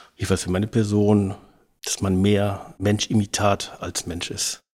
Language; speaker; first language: German; native; German